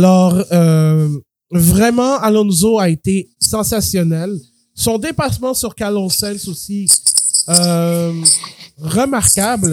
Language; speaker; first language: French; native; French